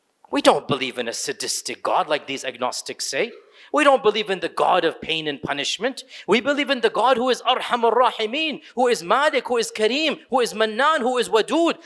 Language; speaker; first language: English; early bilingual, other home language; Urdu